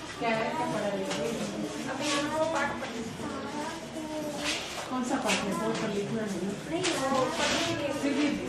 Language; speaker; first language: Hindi; non-native, local second language; Kannada